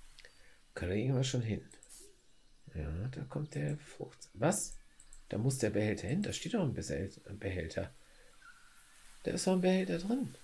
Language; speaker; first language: German; native; German